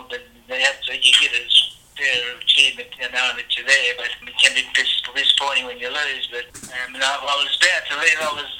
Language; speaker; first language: English; native; English